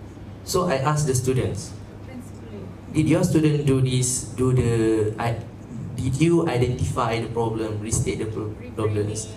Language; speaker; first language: English; non-native, local second language; Malay